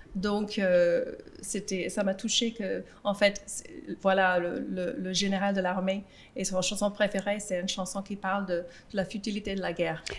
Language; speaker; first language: French; non-native, fluent; English